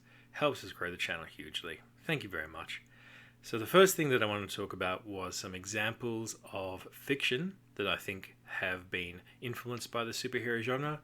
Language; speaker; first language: English; native; English